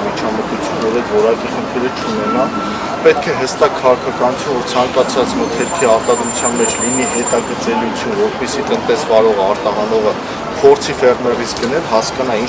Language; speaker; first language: Armenian; native; Armenian